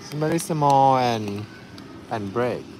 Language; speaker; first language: English; non-native, learner; Thai